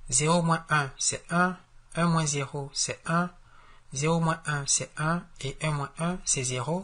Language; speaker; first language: French; native; French